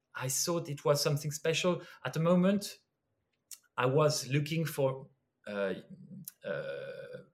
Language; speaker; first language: English; non-native, fluent; French